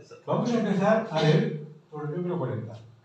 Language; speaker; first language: Spanish; native; Spanish